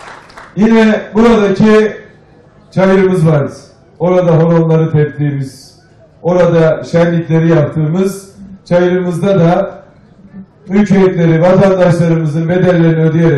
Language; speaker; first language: Turkish; native; Turkish